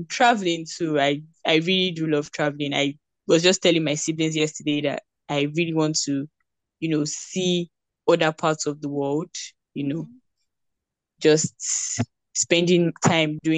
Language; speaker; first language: English; non-native, local second language; Yoruba